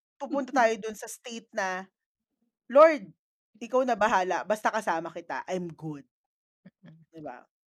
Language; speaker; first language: Filipino; native; Filipino